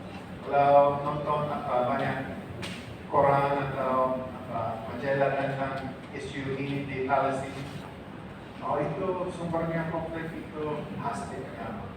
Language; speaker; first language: Indonesian; non-native, fluent; English